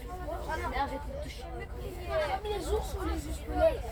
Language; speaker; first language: French; native; French